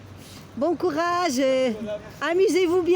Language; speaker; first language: French; non-native, local second language; Arabic